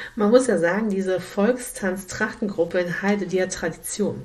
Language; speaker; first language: German; native; German